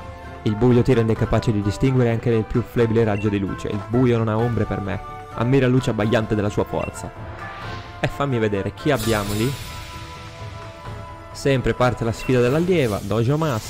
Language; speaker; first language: Italian; native; Italian